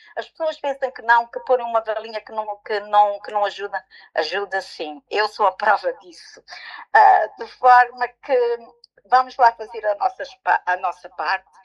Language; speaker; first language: Portuguese; early bilingual, heritage; Portuguese